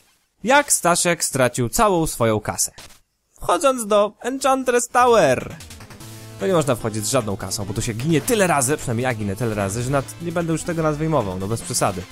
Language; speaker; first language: Polish; native; Polish